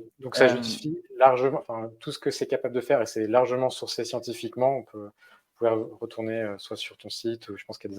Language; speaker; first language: French; native; French